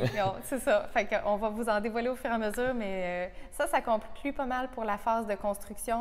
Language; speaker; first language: French; native; French